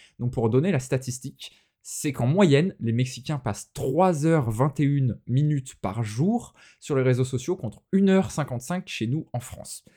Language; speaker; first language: French; native; French